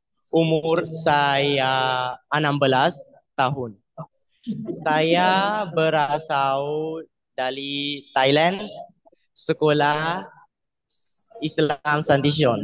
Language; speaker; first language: Indonesian; non-native, learner; Thai